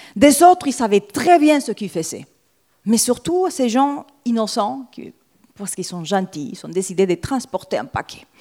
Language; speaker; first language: French; non-native, fluent; Spanish